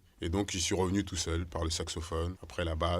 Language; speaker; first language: French; native; French